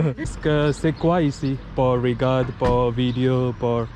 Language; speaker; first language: French; non-native, learner; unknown